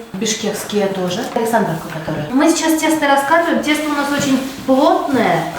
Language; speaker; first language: Russian; native; Russian